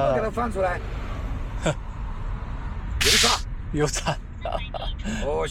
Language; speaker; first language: Chinese; native; Chinese